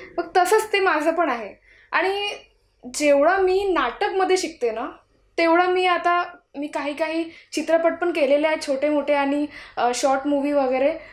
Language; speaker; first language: Marathi; native; Marathi